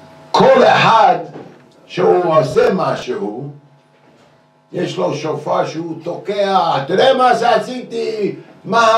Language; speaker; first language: Hebrew; non-native, fluent; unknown